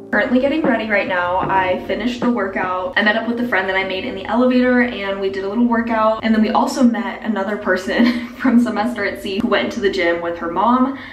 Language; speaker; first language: English; native; English